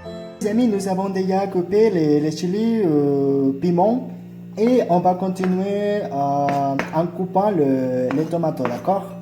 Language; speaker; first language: French; non-native, learner; Spanish